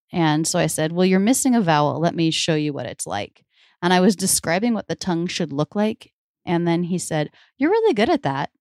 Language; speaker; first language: English; native; English